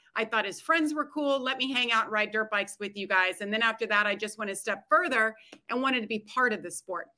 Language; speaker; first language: English; native; English